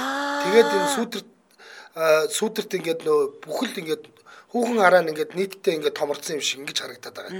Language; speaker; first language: Mongolian; native; Mongolian